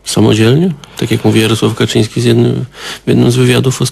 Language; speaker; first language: Polish; native; Polish